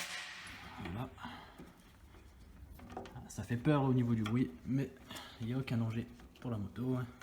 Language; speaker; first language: French; native; French